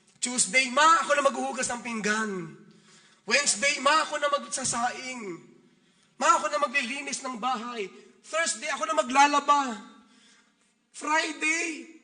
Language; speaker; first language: Filipino; non-native, local second language; Hiligaynon